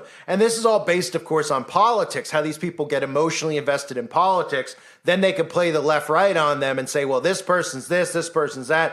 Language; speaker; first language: English; native; English